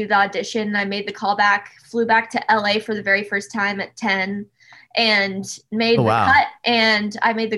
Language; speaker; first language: English; native; English